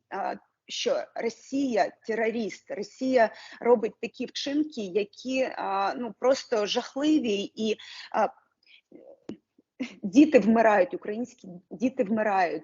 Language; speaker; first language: Ukrainian; non-native, local second language; Russian